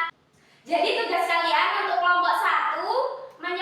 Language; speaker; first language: Indonesian; native; Indonesian